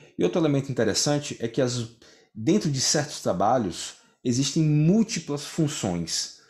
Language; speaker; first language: Portuguese; native; Portuguese